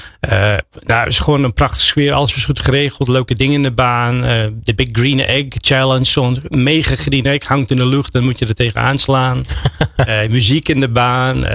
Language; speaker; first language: Dutch; non-native, fluent; English